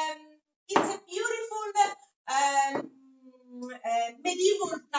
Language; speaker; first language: English; non-native, fluent; Italian